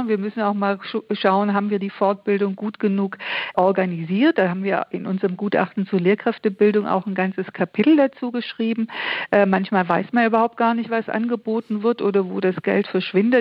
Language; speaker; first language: German; native; German